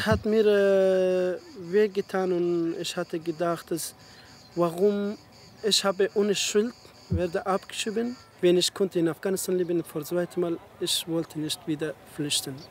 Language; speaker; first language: German; non-native, learner; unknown